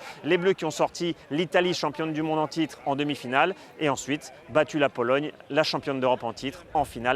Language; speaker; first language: French; native; French